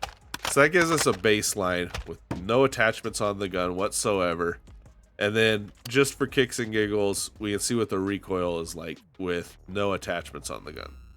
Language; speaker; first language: English; native; English